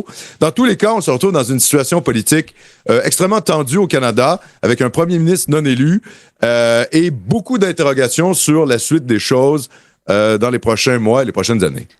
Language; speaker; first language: French; native; French